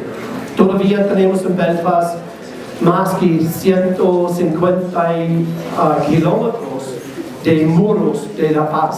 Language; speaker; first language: Spanish; non-native, learner; English